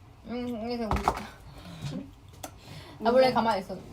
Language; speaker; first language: Korean; non-native, fluent; Chinese